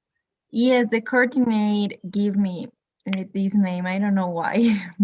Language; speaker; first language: English; non-native, learner; Spanish